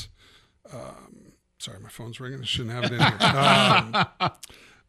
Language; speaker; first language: English; native; English